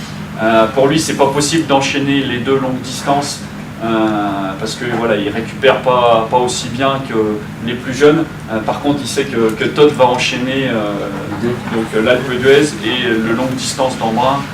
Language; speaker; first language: French; native; French